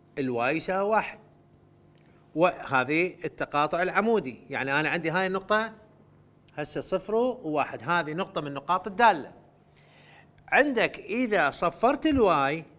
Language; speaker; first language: Arabic; non-native, local second language; Central Kurdish